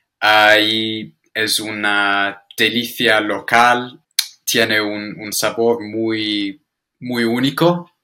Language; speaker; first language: Spanish; non-native, learner; English